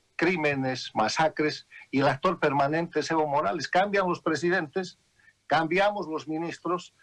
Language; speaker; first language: Spanish; native; Spanish